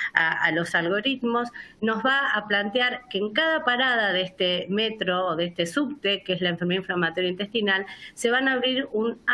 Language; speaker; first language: Spanish; native; Spanish